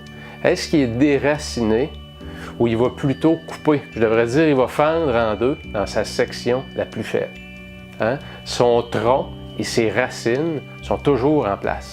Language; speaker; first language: French; native; French